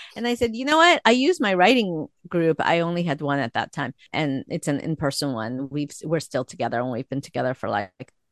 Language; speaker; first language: English; early bilingual, other home language; Korean